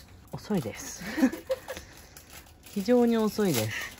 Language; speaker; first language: Japanese; native; Japanese